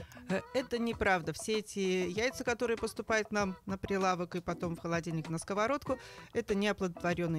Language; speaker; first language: Russian; native; Russian